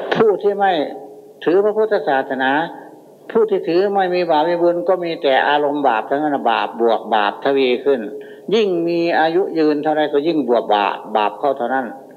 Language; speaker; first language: Thai; native; Thai